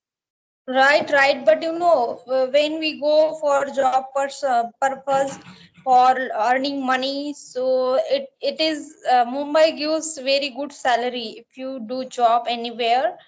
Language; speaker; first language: English; non-native, learner; Marathi